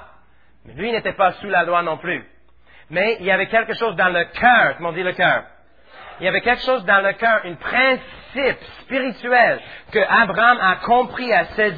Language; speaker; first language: French; native; French